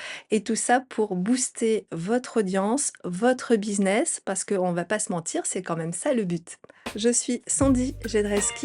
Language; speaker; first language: French; native; French